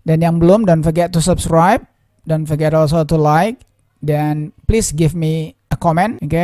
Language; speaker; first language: English; non-native, fluent; Indonesian